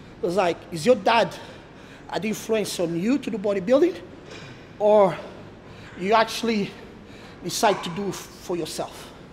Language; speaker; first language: English; non-native, fluent; Portuguese